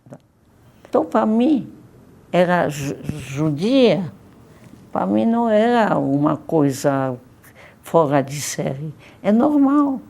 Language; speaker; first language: Portuguese; non-native, fluent; Polish